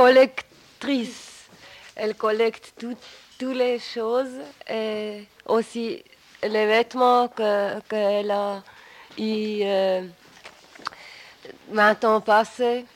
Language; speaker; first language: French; non-native, local second language; German